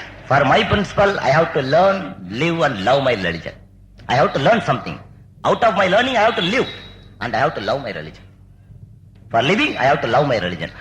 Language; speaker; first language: English; non-native, local second language; Tamil